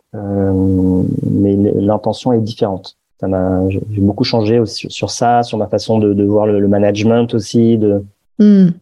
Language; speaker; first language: French; native; French